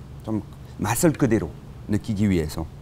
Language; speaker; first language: Korean; non-native, fluent; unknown